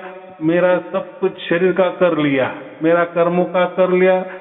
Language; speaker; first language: Hindi; native; Hindi